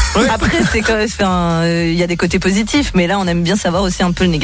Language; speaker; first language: French; native; French